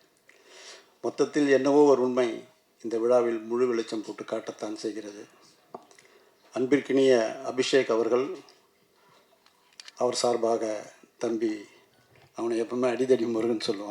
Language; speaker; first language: Tamil; native; Tamil